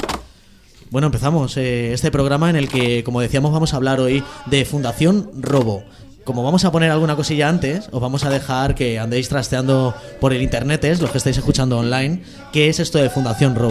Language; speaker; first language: Spanish; native; Spanish